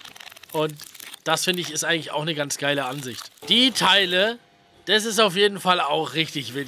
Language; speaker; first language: German; native; German